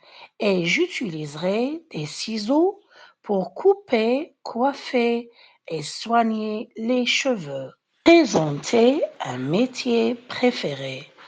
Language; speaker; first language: French; non-native, fluent; Arabic